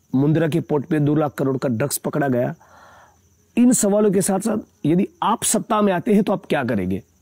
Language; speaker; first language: Hindi; non-native, local second language; Gujarati